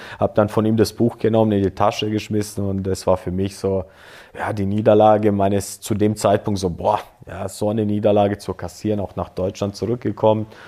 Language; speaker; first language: German; early bilingual, other home language; Croatian